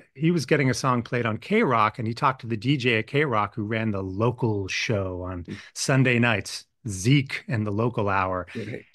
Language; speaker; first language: English; native; English